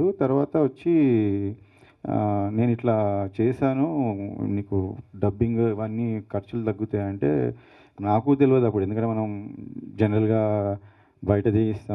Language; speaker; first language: Telugu; native; Telugu